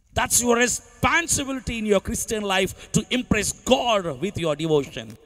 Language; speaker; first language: English; non-native, local second language; Telugu